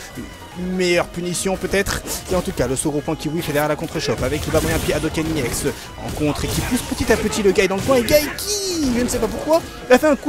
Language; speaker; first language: French; native; French